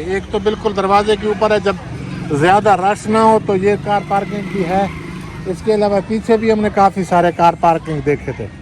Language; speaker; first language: Hindi; non-native, local second language; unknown